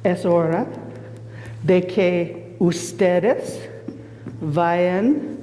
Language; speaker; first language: Spanish; non-native, learner; English